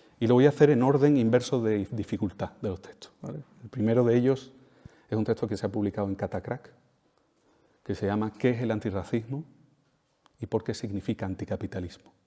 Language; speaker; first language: Spanish; native; Spanish